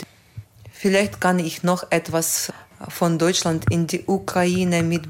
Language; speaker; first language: German; non-native, fluent; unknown